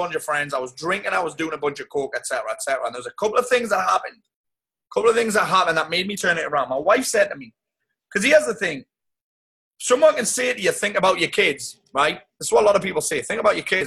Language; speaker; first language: English; native; English